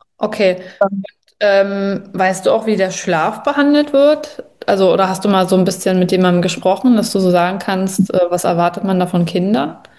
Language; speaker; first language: German; native; German